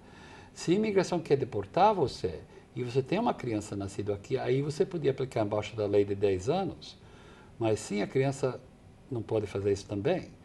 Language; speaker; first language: Portuguese; non-native, fluent; English